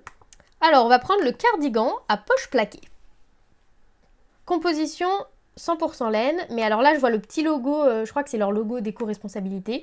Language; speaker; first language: French; native; French